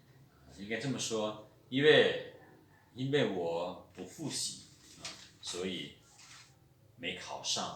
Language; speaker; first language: Chinese; non-native, fluent; Lao